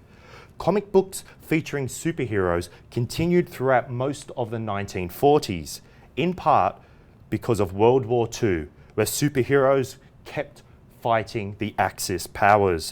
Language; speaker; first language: English; native; English